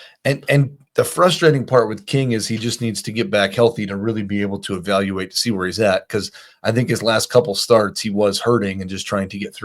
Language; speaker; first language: English; native; English